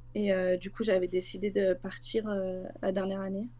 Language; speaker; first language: French; native; French